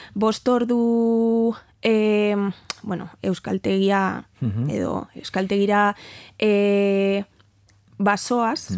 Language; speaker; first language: Basque; non-native, learner; Spanish